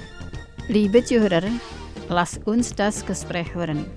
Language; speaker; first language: German; non-native, fluent; Indonesian